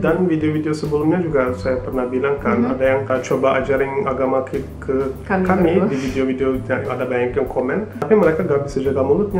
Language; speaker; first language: Indonesian; non-native, fluent; Turkish